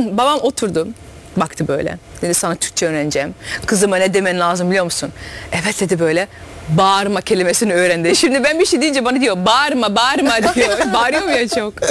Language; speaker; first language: Turkish; early bilingual, heritage; Dutch